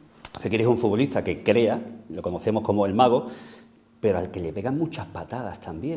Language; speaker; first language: Spanish; native; Spanish